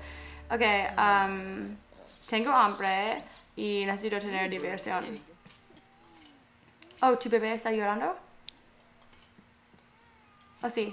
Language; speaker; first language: Spanish; non-native, learner; English